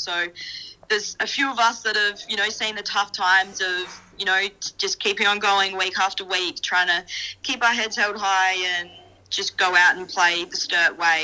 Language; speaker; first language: English; native; English